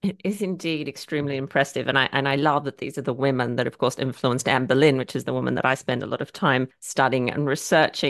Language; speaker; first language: English; native; English